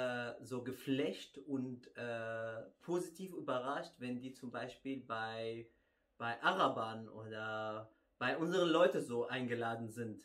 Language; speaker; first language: German; non-native, fluent; Arabic